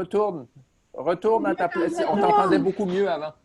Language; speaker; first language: French; native; French